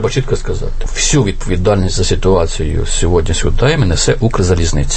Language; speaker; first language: Ukrainian; native; Ukrainian